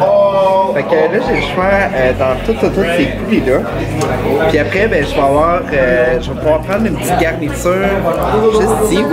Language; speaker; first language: French; native; French